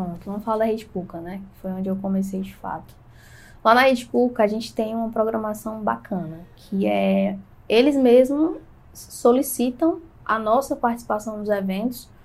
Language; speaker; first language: Portuguese; native; Portuguese